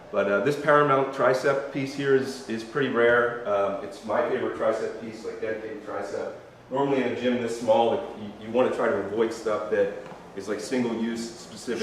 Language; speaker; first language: English; native; English